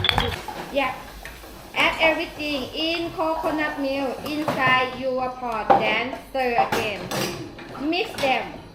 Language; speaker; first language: English; non-native, learner; Thai